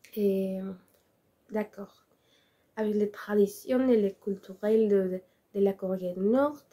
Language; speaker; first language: French; non-native, learner; Spanish